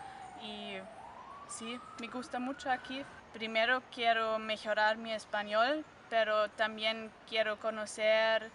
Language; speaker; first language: Spanish; non-native, learner; German